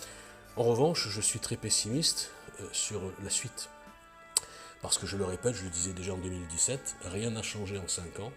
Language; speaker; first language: French; native; French